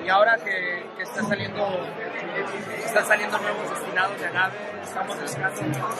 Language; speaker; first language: Spanish; native; Spanish